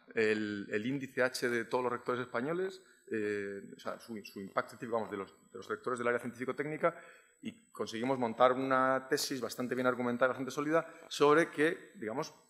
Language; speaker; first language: Spanish; native; Spanish